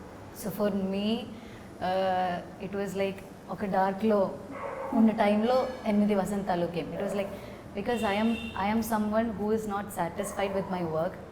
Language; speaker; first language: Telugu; non-native, learner; Malayalam